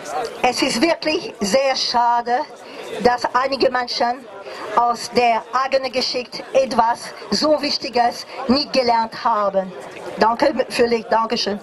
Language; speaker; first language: German; non-native, fluent; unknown